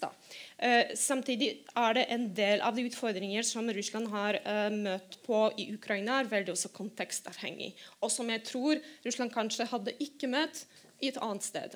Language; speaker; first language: Norwegian; non-native, fluent; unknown